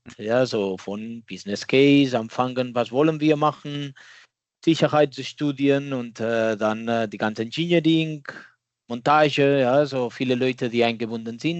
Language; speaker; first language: German; non-native, fluent; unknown